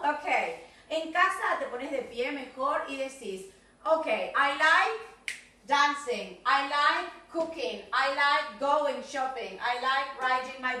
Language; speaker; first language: English; non-native, fluent; Spanish